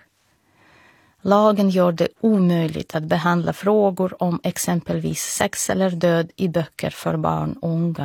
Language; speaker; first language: Swedish; non-native, fluent; Russian